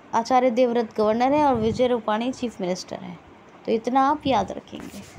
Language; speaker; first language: Hindi; native; Hindi